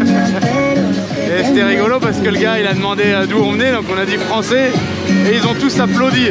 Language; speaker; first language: French; native; French